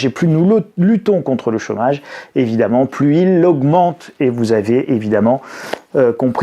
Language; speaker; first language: French; native; French